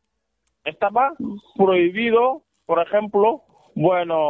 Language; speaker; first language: Spanish; non-native, fluent; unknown